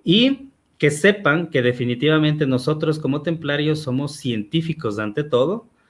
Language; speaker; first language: Spanish; native; Spanish